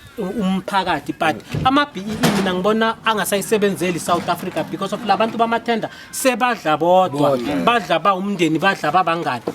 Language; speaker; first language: Zulu; non-native, local second language; South Ndebele